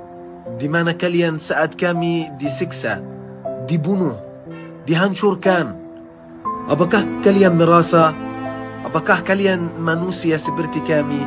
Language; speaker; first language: Indonesian; non-native, fluent; Arabic